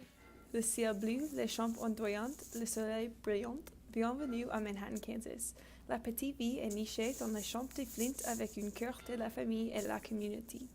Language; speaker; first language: French; non-native, learner; English